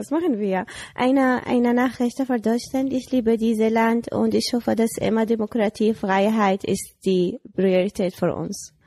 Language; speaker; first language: German; non-native, learner; Arabic